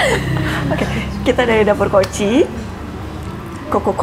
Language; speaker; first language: Indonesian; native; Indonesian